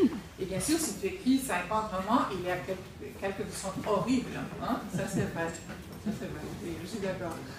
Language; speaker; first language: French; non-native, fluent; Spanish